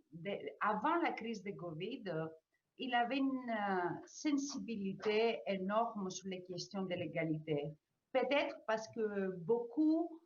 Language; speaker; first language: French; non-native, fluent; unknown